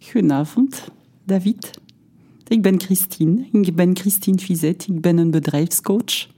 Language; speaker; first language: Dutch; non-native, local second language; French